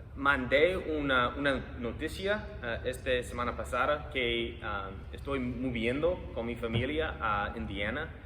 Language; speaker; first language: Spanish; non-native, fluent; English